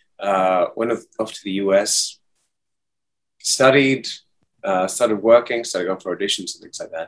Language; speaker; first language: English; native; English